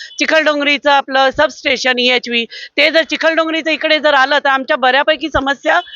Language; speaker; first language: Marathi; native; Marathi